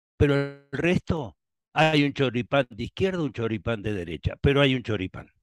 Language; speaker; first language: Spanish; native; Spanish